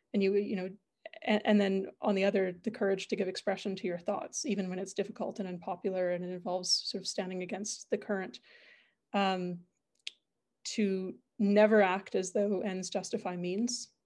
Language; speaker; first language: English; native; English